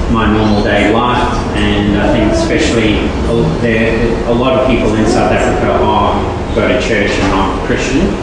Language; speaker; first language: English; native; English